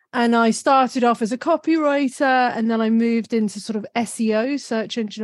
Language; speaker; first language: English; native; English